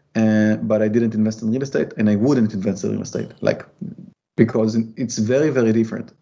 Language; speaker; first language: English; non-native, fluent; Hebrew